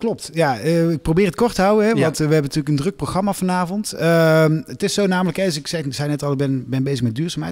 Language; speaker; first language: Dutch; native; Dutch